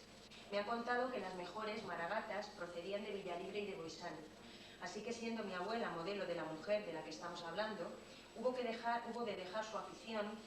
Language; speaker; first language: Spanish; native; Spanish